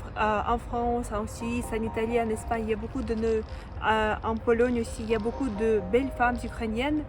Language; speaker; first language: French; non-native, fluent; Russian